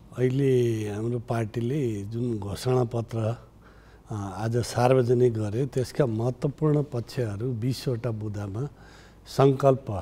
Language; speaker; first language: Nepali; native; Nepali